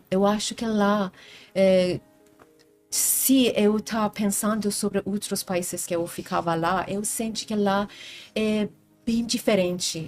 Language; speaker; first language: Portuguese; non-native, learner; Persian